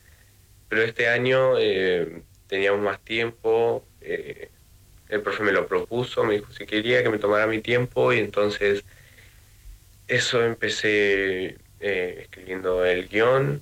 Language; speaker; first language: Spanish; native; Spanish